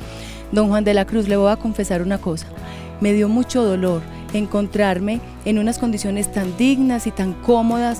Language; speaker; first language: Spanish; native; Spanish